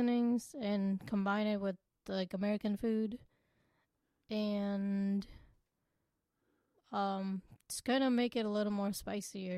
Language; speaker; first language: English; non-native, local second language; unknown